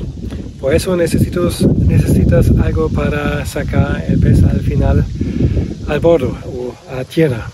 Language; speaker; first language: Spanish; non-native, learner; German